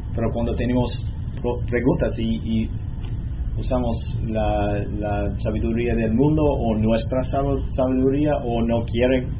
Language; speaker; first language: Spanish; non-native, learner; English